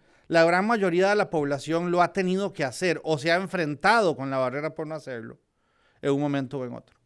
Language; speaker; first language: Spanish; native; Spanish